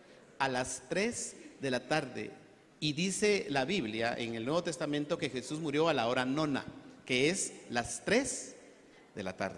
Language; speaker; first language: Spanish; native; Spanish